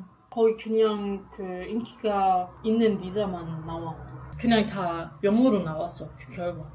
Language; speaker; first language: Korean; non-native, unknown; German